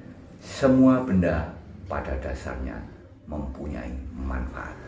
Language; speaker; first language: Indonesian; non-native, local second language; Javanese